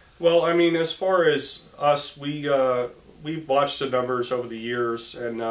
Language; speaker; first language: English; native; English